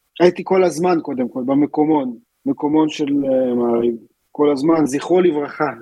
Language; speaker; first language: Hebrew; early bilingual, other home language; Russian